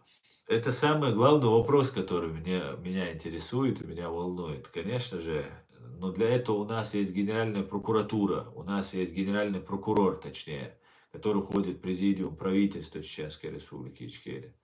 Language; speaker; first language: Russian; non-native, local second language; Chechen